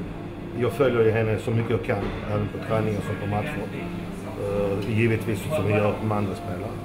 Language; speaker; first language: Swedish; early bilingual, other home language; Macedonian